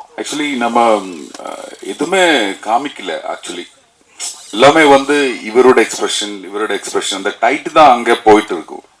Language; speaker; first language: Tamil; non-native, learner; Malayalam